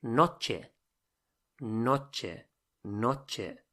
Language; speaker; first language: Spanish; non-native, fluent; English